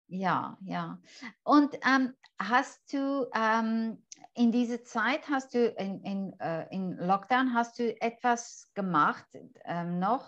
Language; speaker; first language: German; non-native, fluent; English